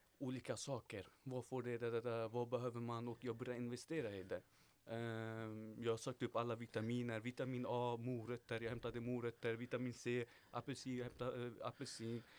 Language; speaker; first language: Swedish; early bilingual, other home language; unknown